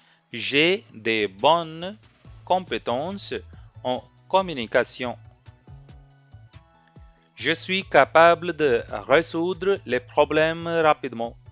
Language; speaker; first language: French; non-native, fluent; Hindi